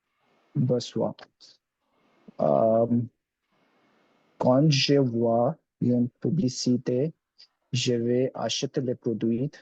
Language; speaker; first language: French; non-native, learner; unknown